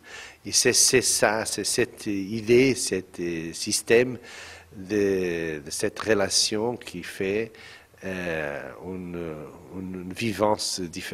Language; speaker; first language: French; non-native, fluent; Portuguese